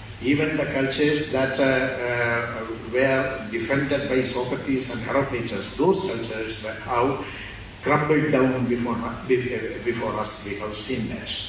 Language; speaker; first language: English; non-native, local second language; Malayalam